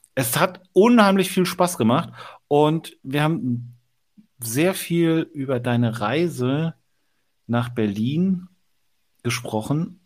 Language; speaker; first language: German; native; German